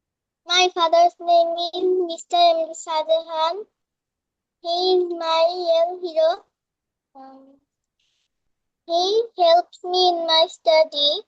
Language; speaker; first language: English; non-native, learner; Bangla